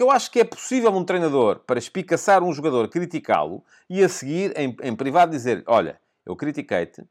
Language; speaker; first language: Portuguese; native; Portuguese